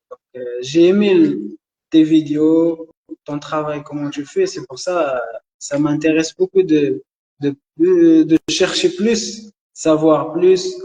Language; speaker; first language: French; non-native, local second language; Arabic